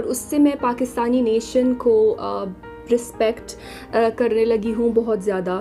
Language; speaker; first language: Urdu; non-native, fluent; Arabic